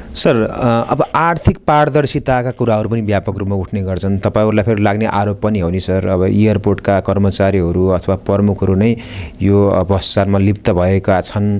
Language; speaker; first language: Nepali; native; Nepali